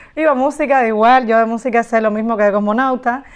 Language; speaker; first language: Spanish; native; Spanish